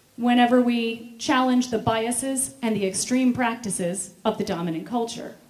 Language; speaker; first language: English; native; English